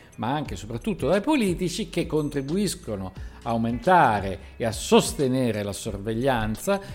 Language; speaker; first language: Italian; native; Italian